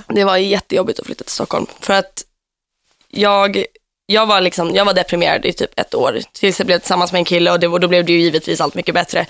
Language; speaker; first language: Swedish; early bilingual, heritage; Swedish